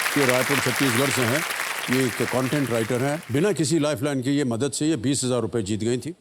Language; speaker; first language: Hindi; native; Hindi